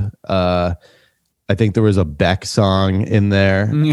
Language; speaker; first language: English; native; English